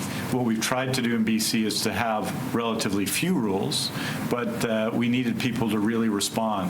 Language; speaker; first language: English; native; English